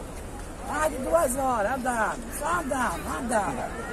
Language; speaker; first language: Portuguese; native; Portuguese